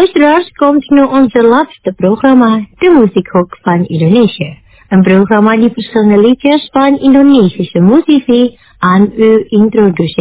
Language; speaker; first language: Dutch; non-native, fluent; Indonesian